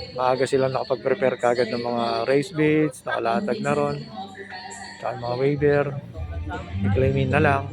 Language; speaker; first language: Filipino; native; Filipino